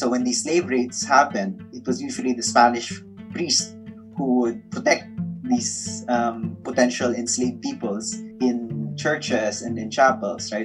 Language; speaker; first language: English; non-native, local second language; Filipino